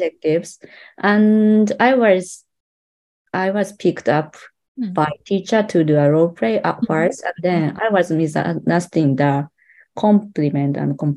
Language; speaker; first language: English; non-native, learner; Japanese